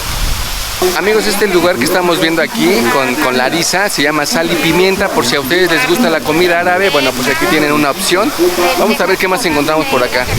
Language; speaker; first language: Spanish; native; Spanish